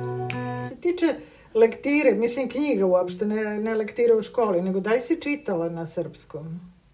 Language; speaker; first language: Serbian; native; Serbian